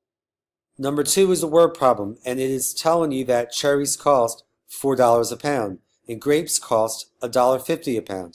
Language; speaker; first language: English; native; English